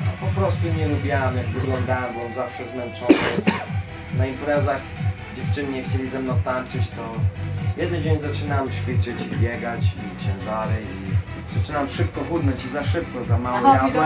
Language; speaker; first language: Polish; early bilingual, heritage; Polish